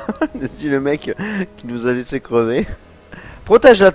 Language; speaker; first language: French; native; French